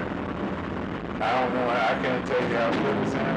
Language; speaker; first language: English; native; English